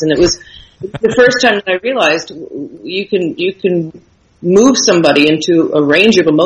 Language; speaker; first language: English; native; English